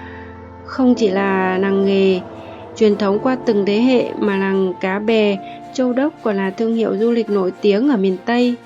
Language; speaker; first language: Vietnamese; native; Vietnamese